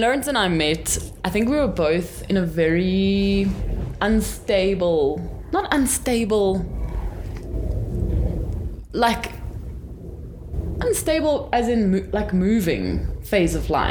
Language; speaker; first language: English; native; English